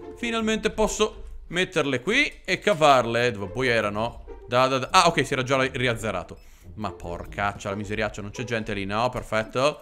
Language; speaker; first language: Italian; native; Italian